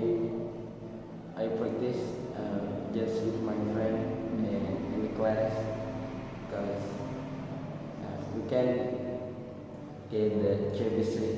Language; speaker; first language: English; non-native, learner; Indonesian